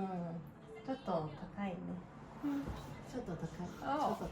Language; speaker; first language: Japanese; non-native, learner; English